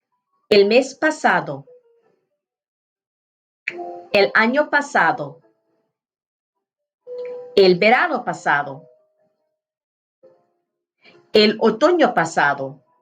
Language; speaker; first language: Spanish; non-native, fluent; English